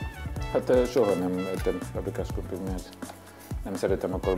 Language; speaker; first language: Hungarian; non-native, learner; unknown